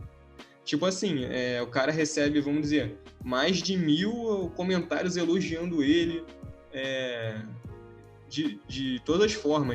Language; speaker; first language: Portuguese; native; Portuguese